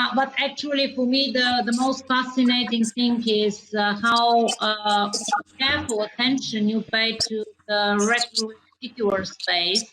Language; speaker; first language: English; non-native, fluent; Bulgarian